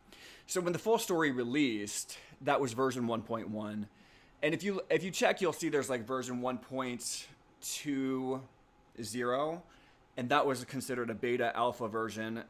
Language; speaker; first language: English; native; English